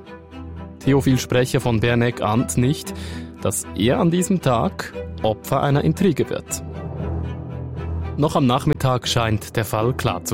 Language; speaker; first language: German; native; German